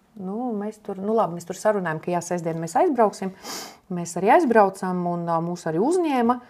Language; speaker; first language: Latvian; non-native, local second language; Russian